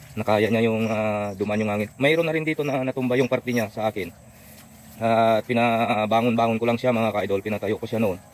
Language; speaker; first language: Filipino; non-native, local second language; Iloko